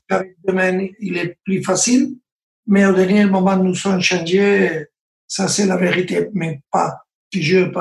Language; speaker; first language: French; non-native, learner; Spanish